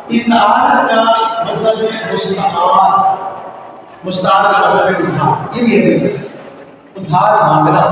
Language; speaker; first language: Urdu; native; Urdu